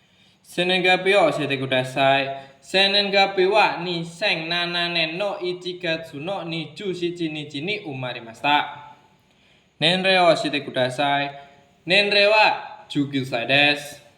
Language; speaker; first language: Japanese; non-native, learner; Indonesian